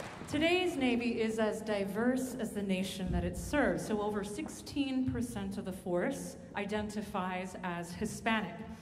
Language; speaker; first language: English; early bilingual, other home language; Spanish